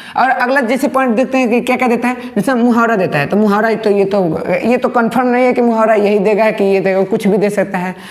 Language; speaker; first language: Hindi; native; Hindi